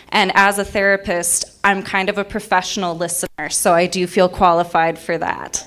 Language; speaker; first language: English; native; English